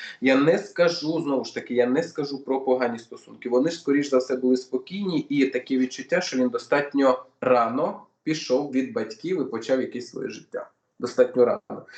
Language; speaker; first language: Ukrainian; non-native, local second language; Russian